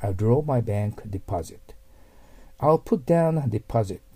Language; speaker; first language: English; non-native, fluent; Japanese